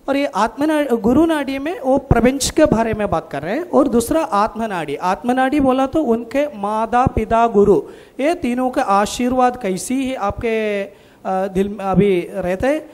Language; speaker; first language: Hindi; non-native, local second language; Malayalam